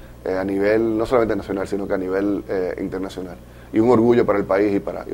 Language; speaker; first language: Spanish; native; Spanish